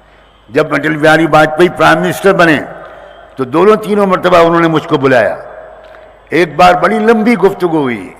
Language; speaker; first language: Urdu; native; Urdu